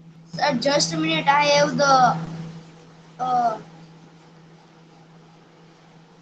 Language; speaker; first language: English; non-native, learner; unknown